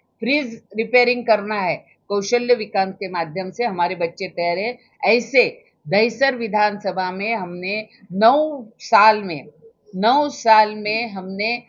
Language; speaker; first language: Hindi; non-native, local second language; Marathi